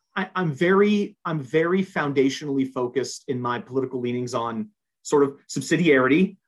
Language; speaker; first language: English; native; English